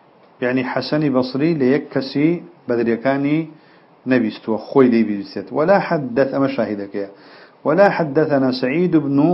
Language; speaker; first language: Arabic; non-native, fluent; Central Kurdish